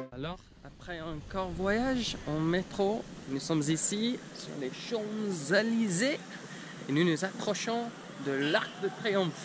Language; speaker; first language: French; non-native, fluent; English